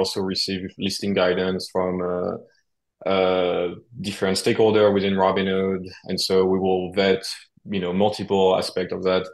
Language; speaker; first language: English; non-native, fluent; French